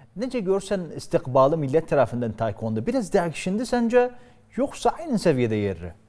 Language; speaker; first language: Turkish; native; Turkish